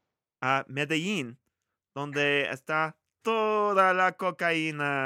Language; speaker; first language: Spanish; non-native, learner; English